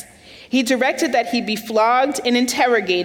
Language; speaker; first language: English; native; English